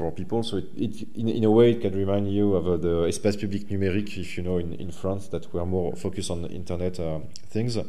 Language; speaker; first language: English; non-native, fluent; French